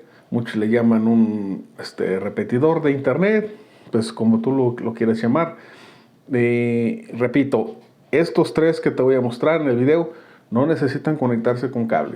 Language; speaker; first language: Spanish; native; Spanish